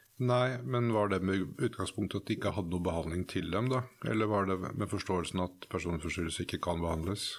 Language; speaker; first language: Norwegian; native; Norwegian